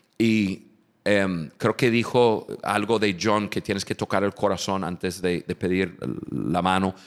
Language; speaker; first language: Spanish; non-native, fluent; English